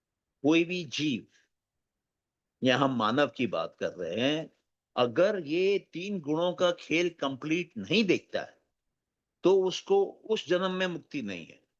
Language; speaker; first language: Hindi; native; Hindi